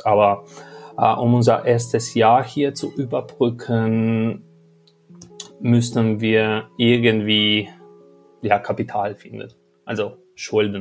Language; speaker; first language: German; non-native, fluent; Albanian